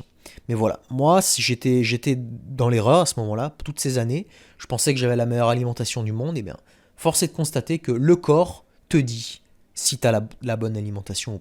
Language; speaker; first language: French; native; French